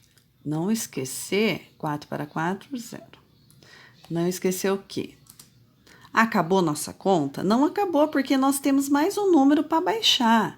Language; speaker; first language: Portuguese; native; Portuguese